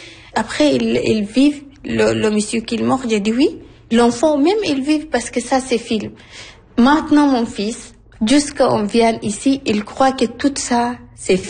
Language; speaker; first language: French; non-native, learner; Arabic